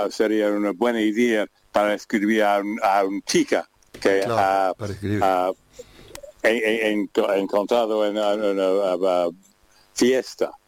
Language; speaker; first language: Spanish; non-native, learner; English